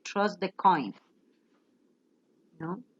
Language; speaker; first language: English; non-native, fluent; Spanish